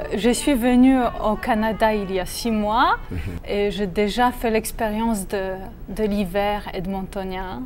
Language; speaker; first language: French; non-native, fluent; Polish